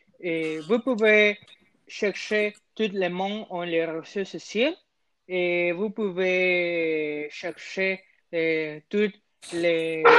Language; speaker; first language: French; non-native, learner; Spanish